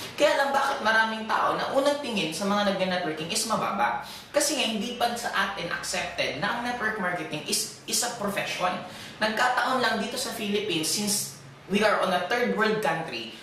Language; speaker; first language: Filipino; non-native, local second language; Bikol